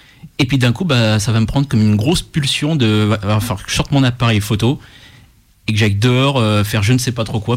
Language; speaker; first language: French; native; French